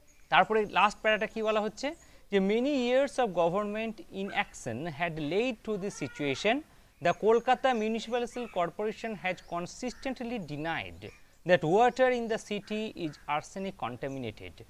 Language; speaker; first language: English; non-native, local second language; Bangla